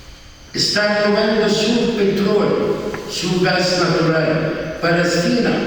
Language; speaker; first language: Spanish; non-native, fluent; Arabic